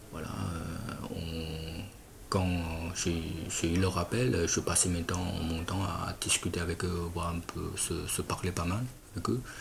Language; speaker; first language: French; non-native, fluent; Chinese